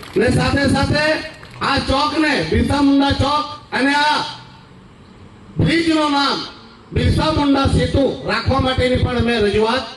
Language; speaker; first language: Gujarati; native; Gujarati